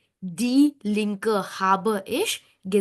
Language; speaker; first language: German; non-native, fluent; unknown